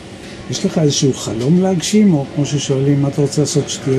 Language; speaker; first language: Hebrew; native; Hebrew